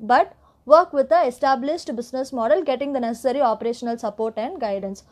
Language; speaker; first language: English; non-native, local second language; Tamil